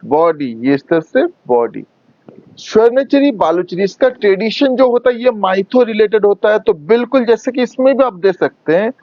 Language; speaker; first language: Hindi; non-native, local second language; Bangla